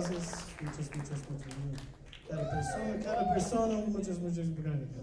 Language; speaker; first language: Spanish; non-native, learner; Italian